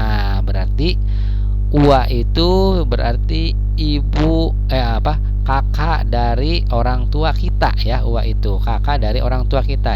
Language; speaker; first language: Indonesian; non-native, local second language; Sundanese